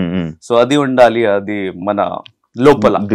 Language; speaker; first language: Telugu; non-native, learner; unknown